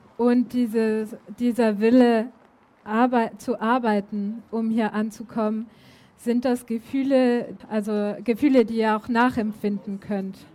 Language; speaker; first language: German; native; German